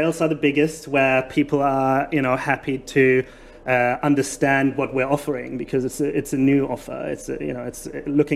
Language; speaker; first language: English; non-native, fluent; German